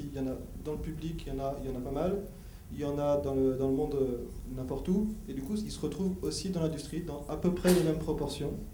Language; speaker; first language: French; native; French